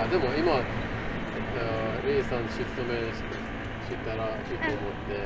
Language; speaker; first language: Japanese; non-native, learner; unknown